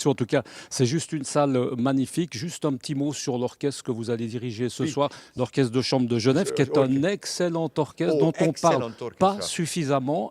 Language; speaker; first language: French; native; French